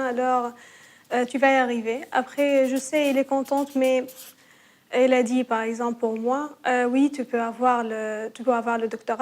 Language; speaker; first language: French; non-native, learner; Arabic